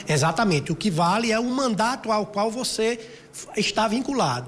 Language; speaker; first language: Portuguese; native; Portuguese